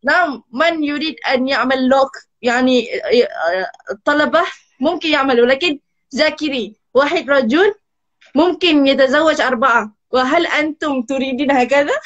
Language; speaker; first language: Arabic; non-native, learner; Malay